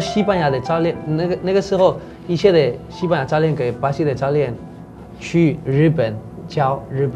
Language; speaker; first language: Chinese; non-native, fluent; Spanish